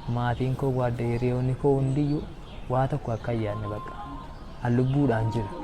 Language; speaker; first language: Amharic; non-native, local second language; Oromo